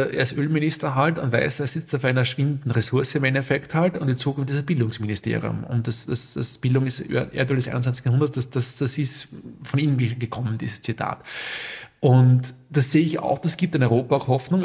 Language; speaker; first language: German; native; German